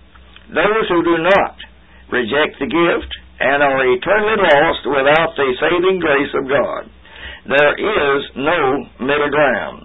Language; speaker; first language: English; native; English